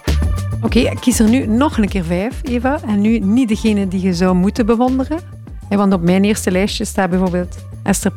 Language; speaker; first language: Dutch; native; Dutch